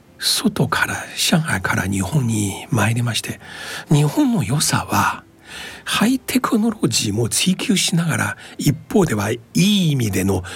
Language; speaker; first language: Japanese; non-native, fluent; Chinese